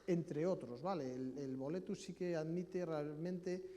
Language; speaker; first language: Spanish; native; Spanish